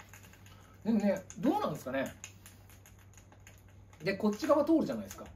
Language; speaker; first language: Japanese; native; Japanese